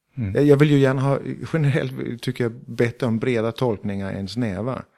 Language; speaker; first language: Swedish; early bilingual, heritage; Danish